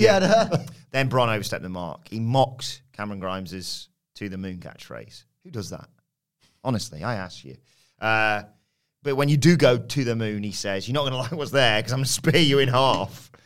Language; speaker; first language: English; native; English